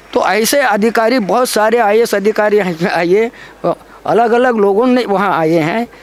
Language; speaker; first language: Hindi; non-native, local second language; Gondi